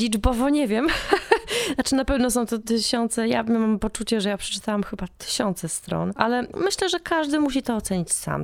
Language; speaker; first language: Polish; native; Polish